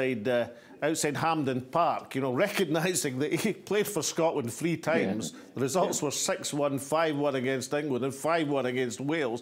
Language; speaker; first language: English; native; English